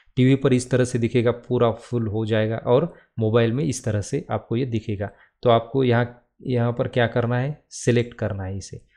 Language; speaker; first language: Hindi; non-native, local second language; Marathi